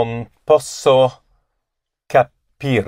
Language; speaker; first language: Italian; non-native, learner; English